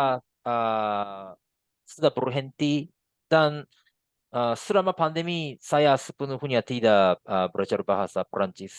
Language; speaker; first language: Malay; non-native, fluent; Japanese